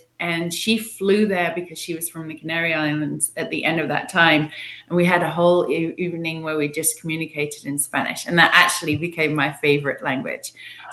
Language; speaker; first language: English; native; English